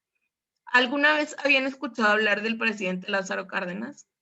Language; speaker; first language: Spanish; native; Spanish